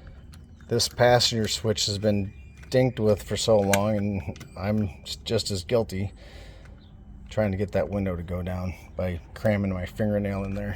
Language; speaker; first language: English; native; English